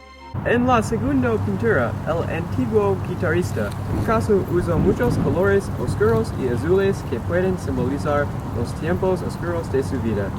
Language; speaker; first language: Spanish; non-native, learner; English